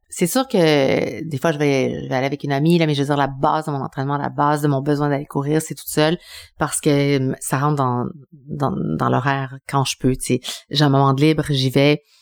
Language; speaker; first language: French; early bilingual, other home language; Spanish